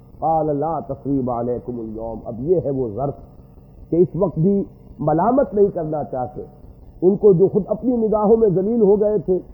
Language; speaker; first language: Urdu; native; Urdu